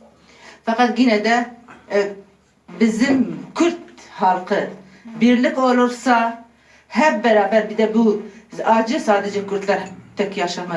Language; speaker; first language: Turkish; non-native, local second language; Kurdish